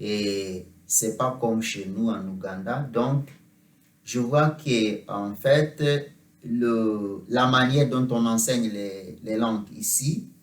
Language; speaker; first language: French; non-native, fluent; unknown